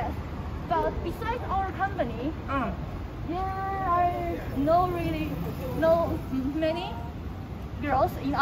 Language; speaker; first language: English; non-native, fluent; Chinese